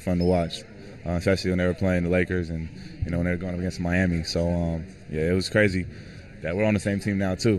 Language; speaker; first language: English; native; English